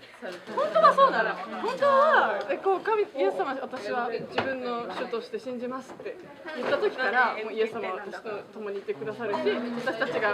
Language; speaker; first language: Japanese; native; Japanese